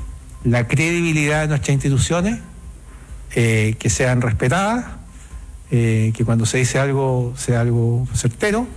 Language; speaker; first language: Spanish; native; Spanish